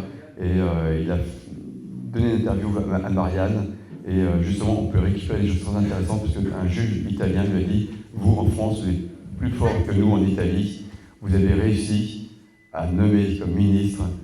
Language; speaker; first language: French; native; French